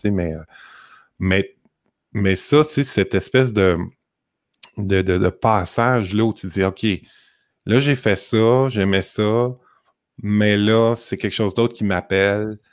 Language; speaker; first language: French; native; French